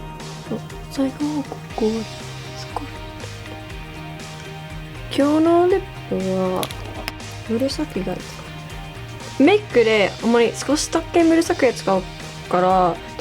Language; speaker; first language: Japanese; non-native, learner; English